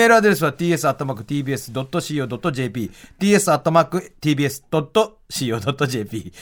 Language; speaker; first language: Japanese; native; Japanese